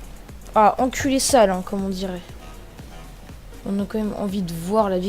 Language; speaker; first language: French; native; French